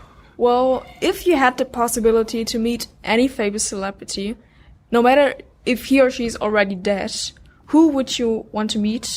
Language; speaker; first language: English; non-native, fluent; German